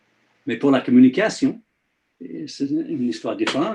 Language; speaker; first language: French; non-native, learner; English